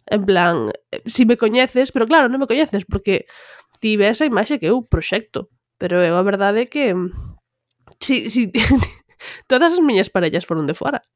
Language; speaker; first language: Galician; native; Galician